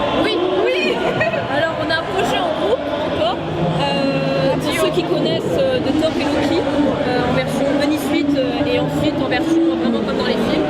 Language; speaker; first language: French; native; French